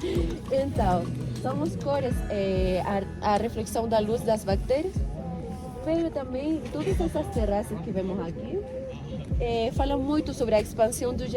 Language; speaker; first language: Portuguese; non-native, fluent; Spanish